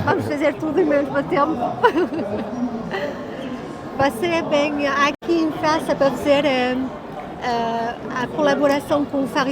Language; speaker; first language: Portuguese; non-native, learner; French